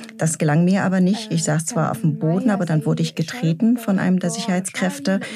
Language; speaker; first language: German; non-native, fluent; Arabic